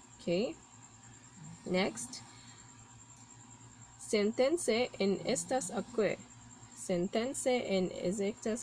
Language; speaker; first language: Spanish; non-native, learner; Cebuano